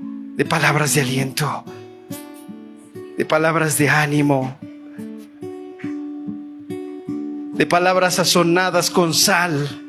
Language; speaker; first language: Spanish; native; Spanish